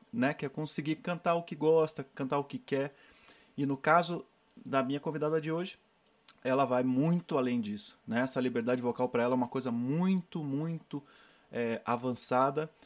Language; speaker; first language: Portuguese; native; Portuguese